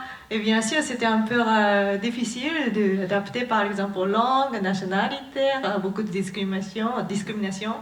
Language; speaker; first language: French; non-native, learner; Japanese